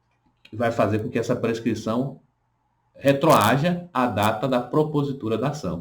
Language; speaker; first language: Portuguese; native; Portuguese